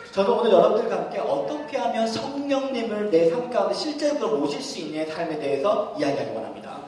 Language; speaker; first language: Korean; early bilingual, other home language; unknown